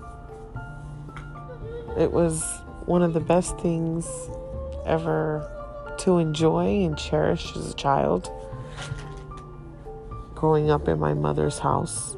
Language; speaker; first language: English; early bilingual, other home language; Haitian Creole